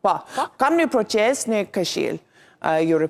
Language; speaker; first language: Albanian; non-native, learner; English